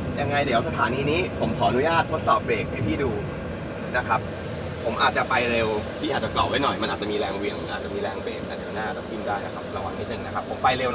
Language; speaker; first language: Thai; native; Thai